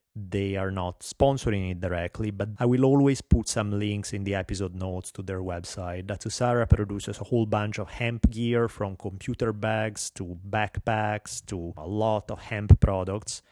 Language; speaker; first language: English; non-native, fluent; Italian